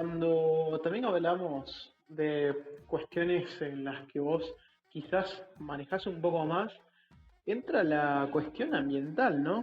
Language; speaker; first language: Spanish; native; Spanish